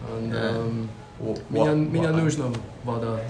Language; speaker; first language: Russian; non-native, learner; English